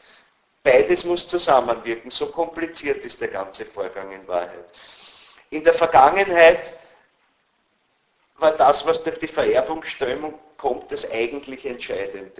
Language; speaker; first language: German; native; German